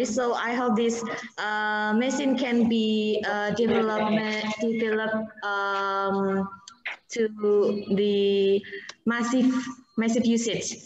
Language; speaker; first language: English; non-native, learner; Indonesian